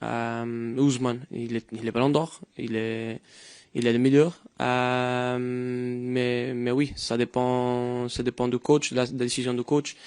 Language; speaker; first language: French; non-native, fluent; Portuguese